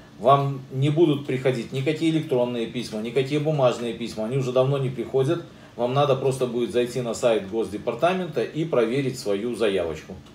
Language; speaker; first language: Russian; native; Russian